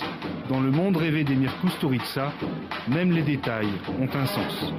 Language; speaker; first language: French; native; French